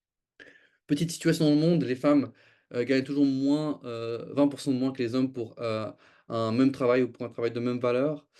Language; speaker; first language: French; native; French